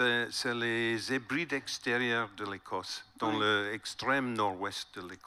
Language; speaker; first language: French; non-native, learner; English